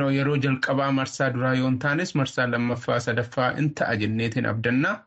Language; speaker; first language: Oromo; native; Oromo